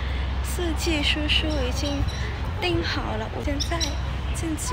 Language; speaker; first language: Chinese; non-native, fluent; Vietnamese